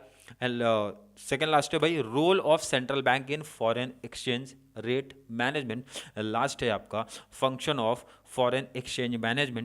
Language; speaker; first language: Hindi; native; Hindi